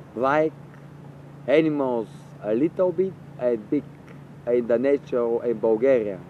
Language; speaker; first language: English; non-native, learner; Bulgarian